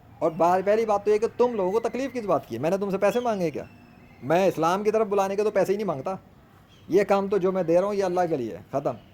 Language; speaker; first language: Urdu; native; Urdu